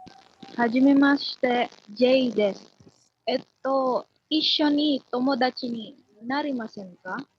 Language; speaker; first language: Japanese; non-native, learner; Filipino